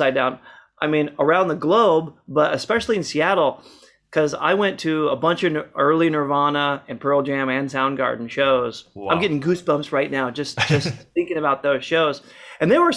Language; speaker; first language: English; native; English